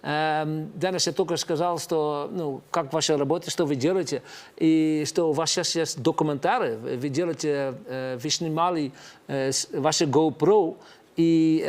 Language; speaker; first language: Russian; non-native, learner; Dutch